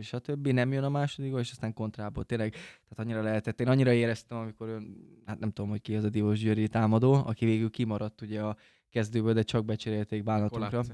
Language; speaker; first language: Hungarian; native; Hungarian